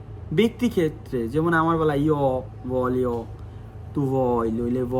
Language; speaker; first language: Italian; non-native, fluent; Bangla